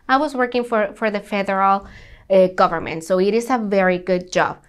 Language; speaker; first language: English; non-native, fluent; Spanish